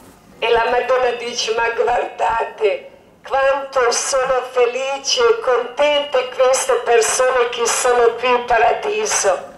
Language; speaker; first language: Italian; non-native, learner; Croatian